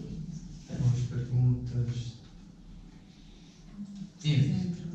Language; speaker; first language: Portuguese; non-native, fluent; Italian